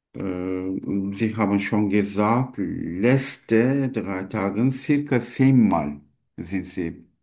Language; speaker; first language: German; non-native, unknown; Turkish